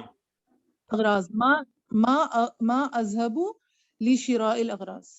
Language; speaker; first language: Arabic; non-native, learner; Urdu